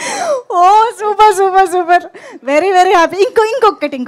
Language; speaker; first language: Telugu; native; Telugu